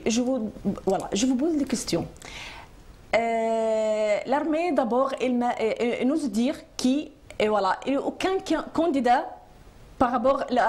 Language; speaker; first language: French; non-native, learner; Arabic